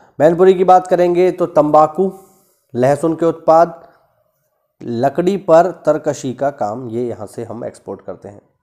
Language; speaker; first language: Hindi; native; Hindi